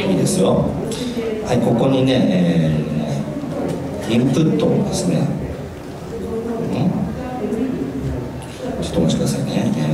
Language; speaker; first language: Japanese; native; Japanese